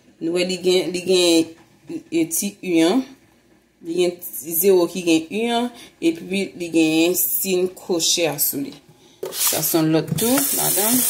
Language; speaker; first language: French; non-native, learner; Haitian Creole